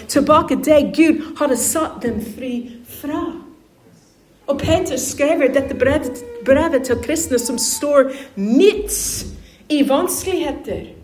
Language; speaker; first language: Norwegian; non-native, fluent; English